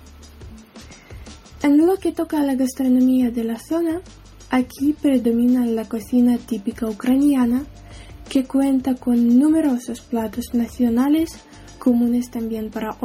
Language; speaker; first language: Spanish; non-native, learner; Ukrainian